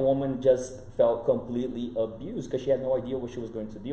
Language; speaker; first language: English; non-native, fluent; Portuguese